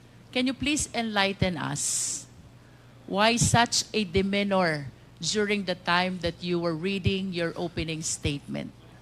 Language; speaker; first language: English; non-native, local second language; Filipino